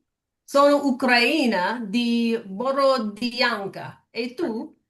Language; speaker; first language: Italian; non-native, learner; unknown